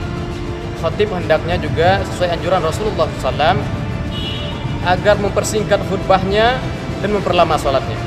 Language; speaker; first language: Indonesian; native; Indonesian